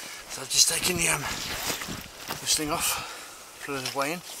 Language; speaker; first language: English; native; English